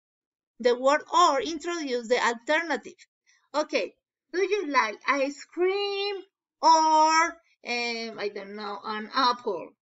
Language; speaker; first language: English; non-native, learner; Spanish